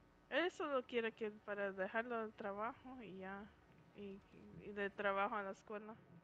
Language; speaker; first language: Spanish; early bilingual, heritage; Spanish